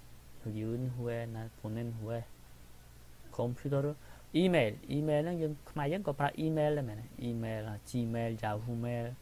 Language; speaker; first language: Korean; non-native, fluent; Khmer